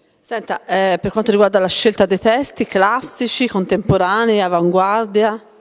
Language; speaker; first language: Italian; native; Italian